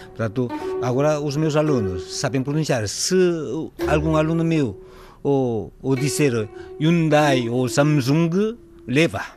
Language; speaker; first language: Portuguese; non-native, fluent; Korean